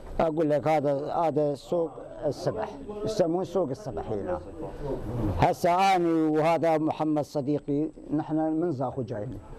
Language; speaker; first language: Arabic; non-native, local second language; Kurdish